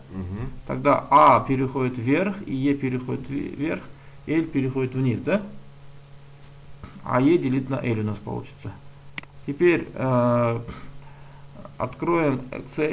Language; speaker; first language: Russian; native; Russian